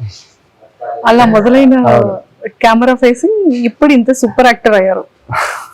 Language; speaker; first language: Telugu; native; Telugu